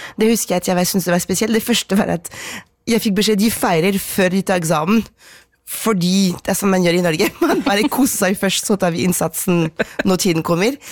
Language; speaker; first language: Norwegian; non-native, fluent; French